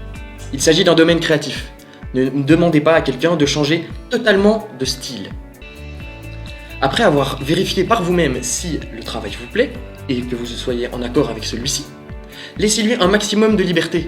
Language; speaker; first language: French; native; French